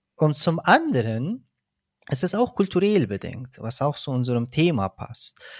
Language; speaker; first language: German; non-native, fluent; Persian